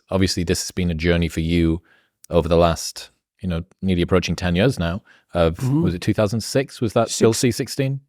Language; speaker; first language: English; native; English